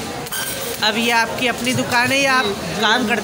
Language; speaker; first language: Hindi; native; Hindi